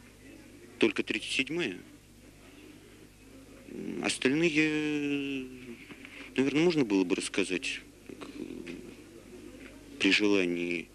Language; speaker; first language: Russian; native; Russian